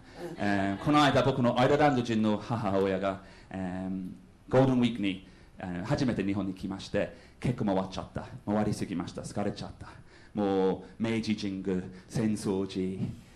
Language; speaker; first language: Japanese; non-native, fluent; English